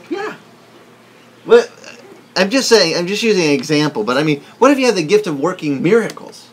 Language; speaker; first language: English; early bilingual, other home language; Italian